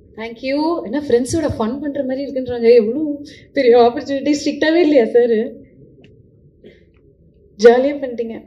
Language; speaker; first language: Tamil; native; Tamil